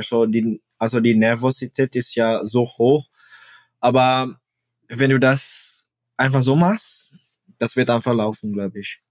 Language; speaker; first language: German; non-native, fluent; Indonesian